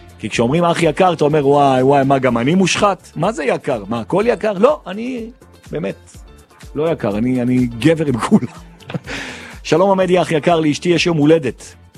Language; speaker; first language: Hebrew; native; Hebrew